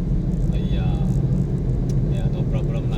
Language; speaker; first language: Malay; non-native, learner; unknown